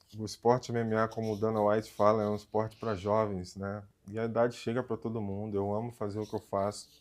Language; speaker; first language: Portuguese; native; Portuguese